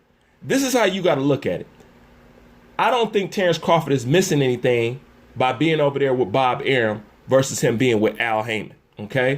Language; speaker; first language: English; native; English